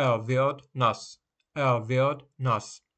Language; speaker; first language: German; non-native, fluent; Ukrainian